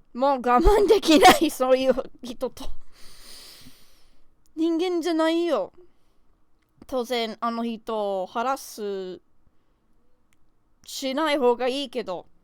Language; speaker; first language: Japanese; non-native, learner; English